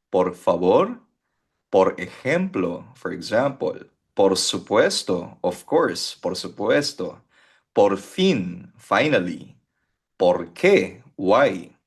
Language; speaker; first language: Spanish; non-native, fluent; Filipino